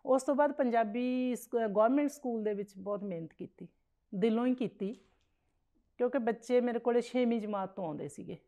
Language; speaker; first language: Punjabi; native; Punjabi